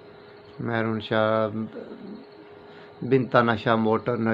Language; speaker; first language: Filipino; non-native, learner; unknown